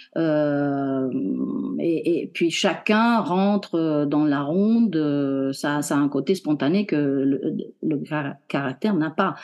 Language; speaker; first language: French; non-native, fluent; Romanian